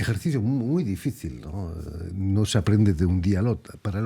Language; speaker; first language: Spanish; native; Spanish